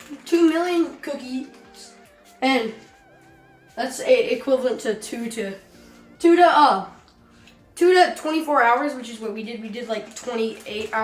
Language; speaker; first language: English; native; English